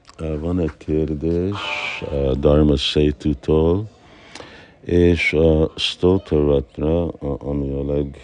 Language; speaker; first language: Hungarian; early bilingual, heritage; Hungarian